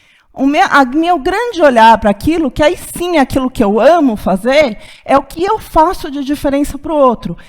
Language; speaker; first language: Portuguese; native; Portuguese